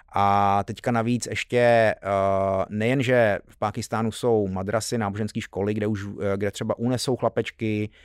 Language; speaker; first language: Czech; early bilingual, heritage; Czech